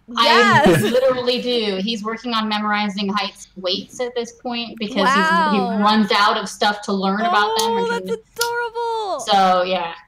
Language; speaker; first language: English; native; English